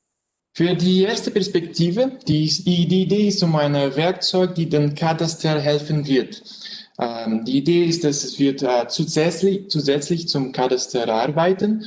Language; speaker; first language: German; non-native, learner; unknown